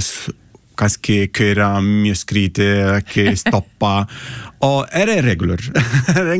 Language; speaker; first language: Icelandic; non-native, learner; Italian